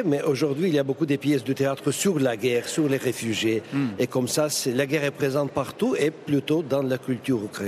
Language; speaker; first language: French; non-native, fluent; Russian